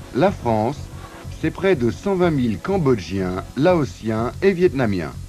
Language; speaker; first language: French; native; French